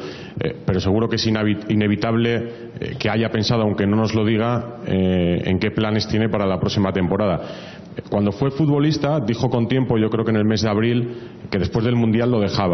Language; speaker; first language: Spanish; native; Spanish